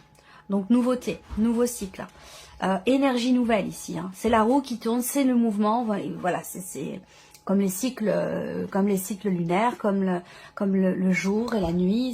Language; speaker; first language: French; native; French